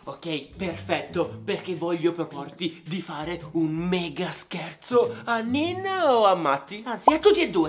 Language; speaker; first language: Italian; native; Italian